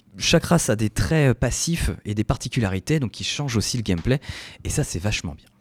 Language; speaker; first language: French; native; French